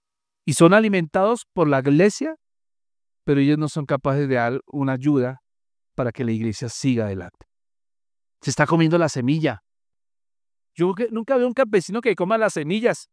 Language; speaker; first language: Spanish; native; Spanish